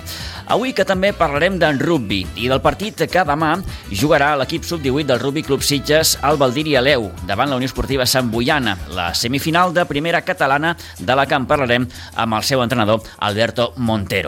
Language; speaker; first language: Catalan; native; Catalan